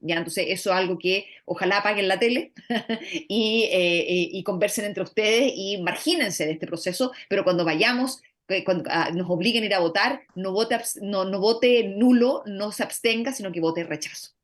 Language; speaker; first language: Spanish; native; Spanish